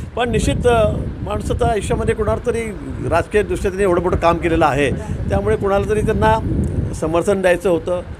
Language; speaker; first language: Marathi; native; Marathi